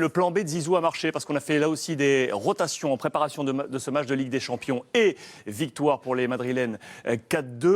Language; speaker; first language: French; native; French